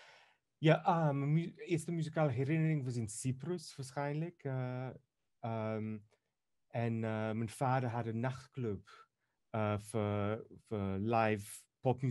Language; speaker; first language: Dutch; non-native, fluent; Greek